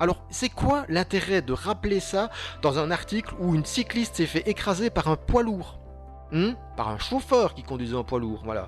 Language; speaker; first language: French; native; French